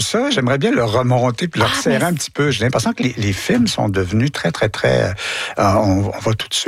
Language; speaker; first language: French; native; French